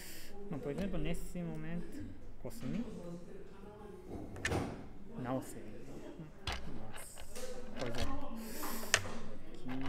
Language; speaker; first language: Portuguese; non-native, learner; Japanese